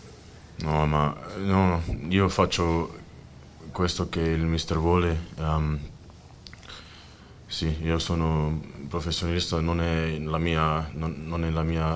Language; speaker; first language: Italian; non-native, learner; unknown